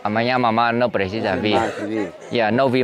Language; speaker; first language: Portuguese; non-native, learner; Vietnamese